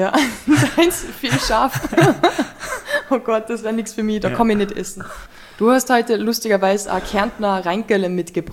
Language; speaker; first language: German; native; German